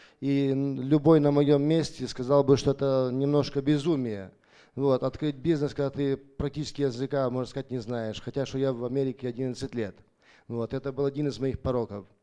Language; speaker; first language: Russian; native; Russian